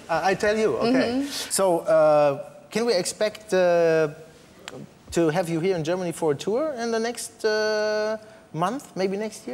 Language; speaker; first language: English; non-native, fluent; German